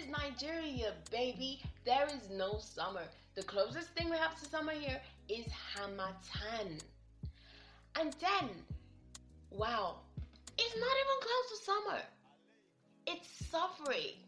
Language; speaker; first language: English; non-native, local second language; Yoruba